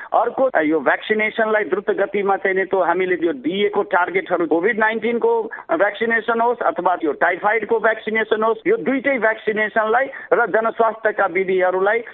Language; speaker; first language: Nepali; non-native, local second language; Maithili